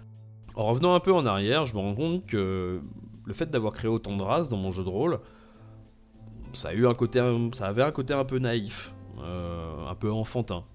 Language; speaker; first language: French; native; French